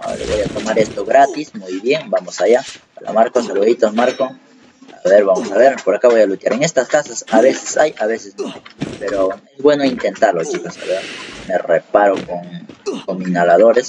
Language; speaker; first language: Spanish; native; Spanish